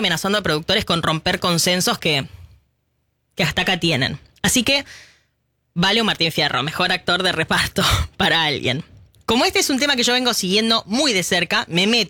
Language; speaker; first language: Spanish; native; Spanish